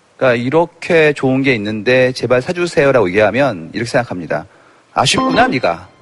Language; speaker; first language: Korean; native; Korean